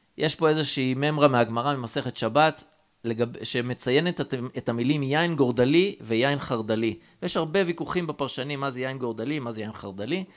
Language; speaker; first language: Hebrew; native; Hebrew